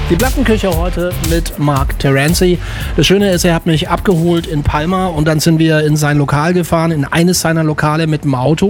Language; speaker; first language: German; native; German